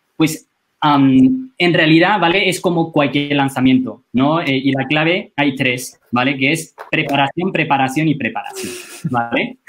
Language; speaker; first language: Spanish; non-native, fluent; Chinese